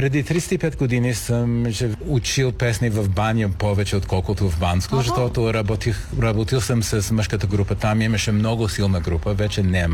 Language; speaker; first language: Bulgarian; non-native, fluent; English